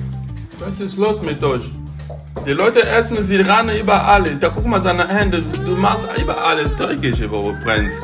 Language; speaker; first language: German; non-native, learner; Lingala